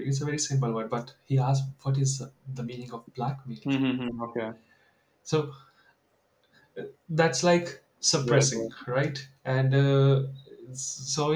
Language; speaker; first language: English; non-native, local second language; Hindi